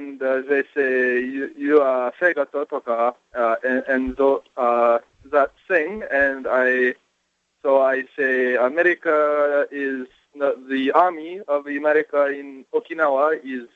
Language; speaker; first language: English; non-native, learner; Japanese